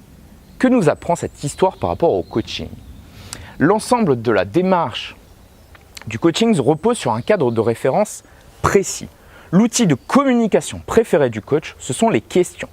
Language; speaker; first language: French; native; French